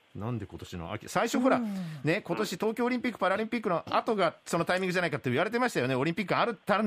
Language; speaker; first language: Japanese; native; Japanese